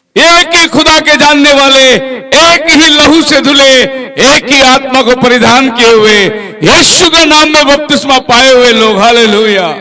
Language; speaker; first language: Hindi; non-native, local second language; Tamil